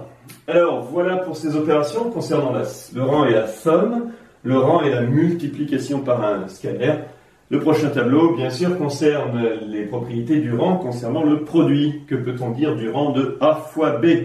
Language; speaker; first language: French; native; French